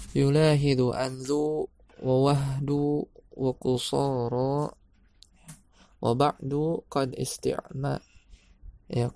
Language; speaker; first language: Arabic; non-native, fluent; Indonesian